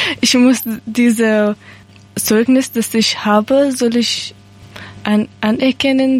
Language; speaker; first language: German; non-native, learner; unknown